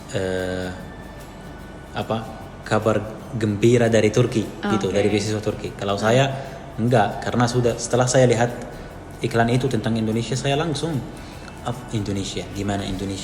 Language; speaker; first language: Indonesian; non-native, fluent; Arabic